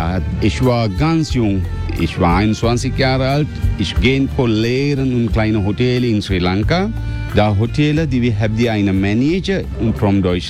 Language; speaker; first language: German; non-native, learner; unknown